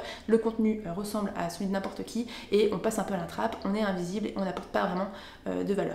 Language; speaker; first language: French; native; French